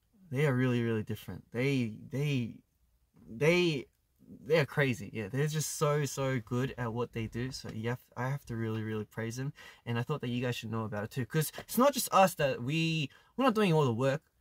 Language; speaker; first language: English; early bilingual, other home language; Korean